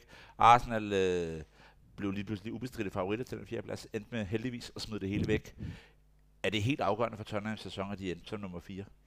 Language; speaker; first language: Danish; native; Danish